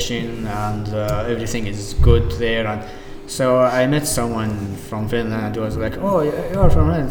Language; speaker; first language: English; non-native, fluent; Arabic